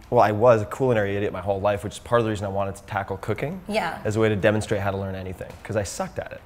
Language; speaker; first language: English; native; English